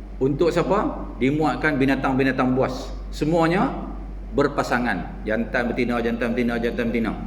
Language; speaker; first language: Malay; native; Malay